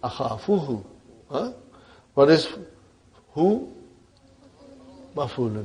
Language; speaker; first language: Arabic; non-native, fluent; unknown